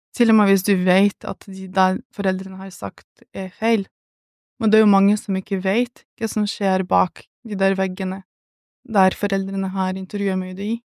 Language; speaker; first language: Norwegian; early bilingual, other home language; Russian